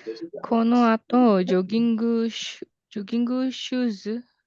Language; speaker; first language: Japanese; non-native, learner; Indonesian